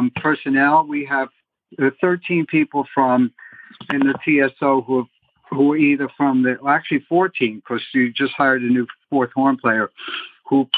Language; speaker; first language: English; native; English